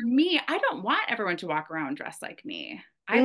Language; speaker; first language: English; native; English